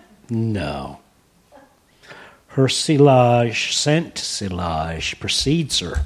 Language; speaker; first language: English; native; English